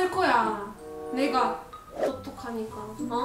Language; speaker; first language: Korean; non-native, fluent; Russian